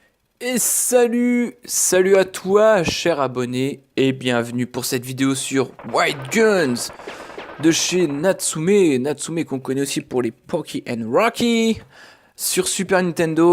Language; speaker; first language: French; native; French